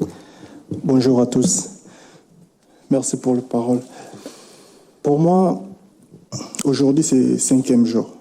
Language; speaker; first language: French; non-native, local second language; Lingala